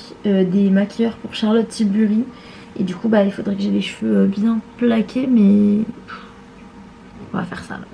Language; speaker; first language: French; native; French